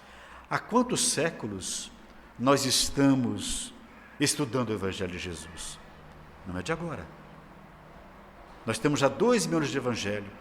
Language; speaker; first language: Portuguese; native; Portuguese